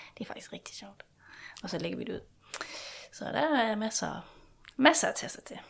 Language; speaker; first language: Danish; non-native, local second language; Faroese